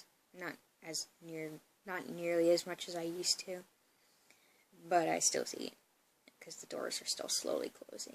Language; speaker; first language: English; native; English